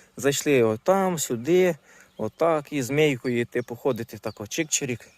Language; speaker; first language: Ukrainian; non-native, local second language; Russian